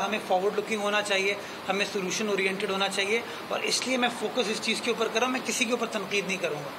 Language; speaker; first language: Urdu; native; Urdu